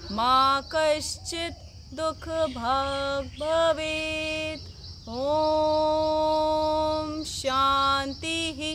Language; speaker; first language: Hindi; native; Hindi